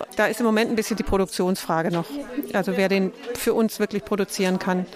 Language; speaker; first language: German; native; German